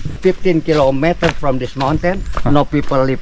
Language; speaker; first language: English; non-native, learner; Indonesian